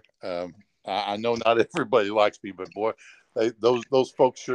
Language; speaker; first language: English; native; English